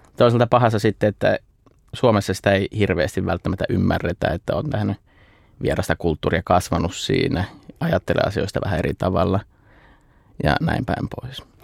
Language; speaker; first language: Finnish; native; Finnish